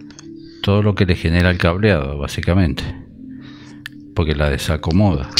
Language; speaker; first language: Spanish; native; Spanish